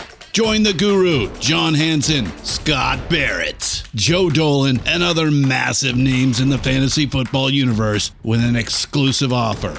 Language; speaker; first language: English; native; English